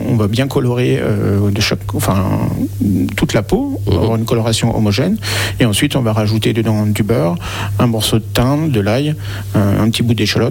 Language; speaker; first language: French; native; French